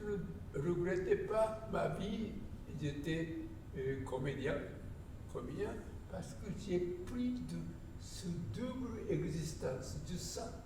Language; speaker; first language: French; non-native, learner; Japanese